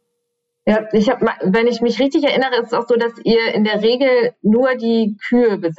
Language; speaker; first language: German; native; German